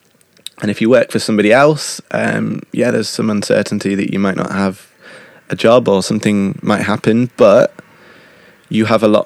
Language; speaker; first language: English; native; English